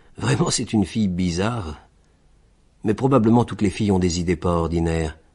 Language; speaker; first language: French; native; French